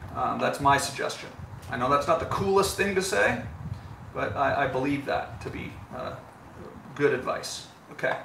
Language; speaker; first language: English; native; English